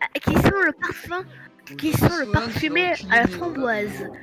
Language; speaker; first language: French; native; French